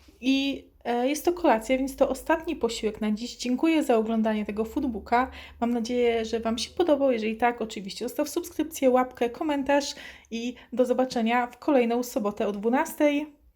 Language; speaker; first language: Polish; native; Polish